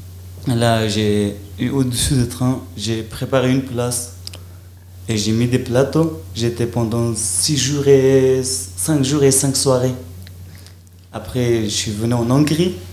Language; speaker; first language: French; non-native, learner; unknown